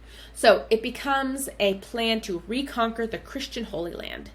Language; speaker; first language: English; native; English